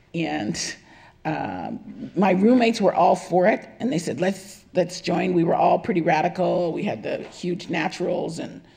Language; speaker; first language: English; native; English